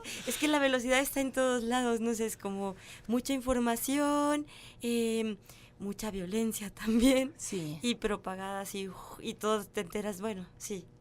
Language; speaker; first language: Spanish; native; Spanish